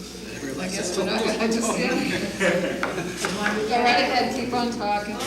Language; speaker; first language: English; native; English